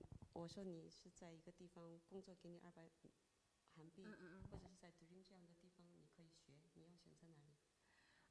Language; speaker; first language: Chinese; non-native, fluent; Korean